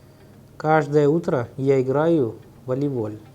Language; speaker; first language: Russian; non-native, fluent; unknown